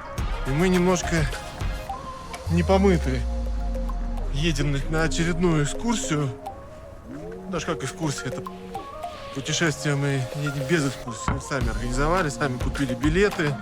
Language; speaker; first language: Russian; native; Russian